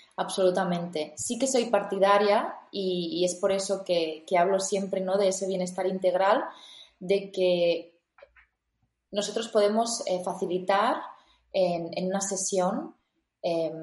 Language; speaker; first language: Spanish; native; Spanish